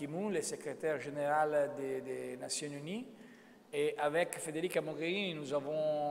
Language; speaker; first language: French; non-native, fluent; Italian